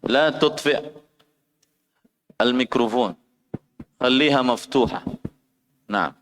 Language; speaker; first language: Arabic; non-native, fluent; Indonesian